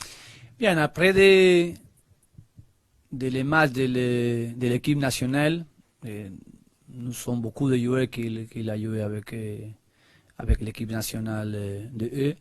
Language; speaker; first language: French; non-native, learner; Spanish